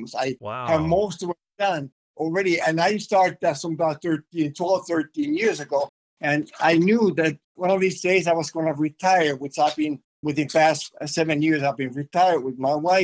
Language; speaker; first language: English; non-native, fluent; Finnish